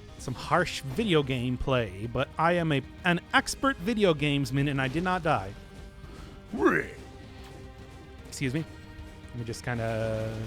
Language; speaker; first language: English; native; English